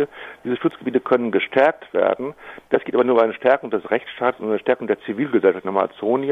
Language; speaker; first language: German; native; German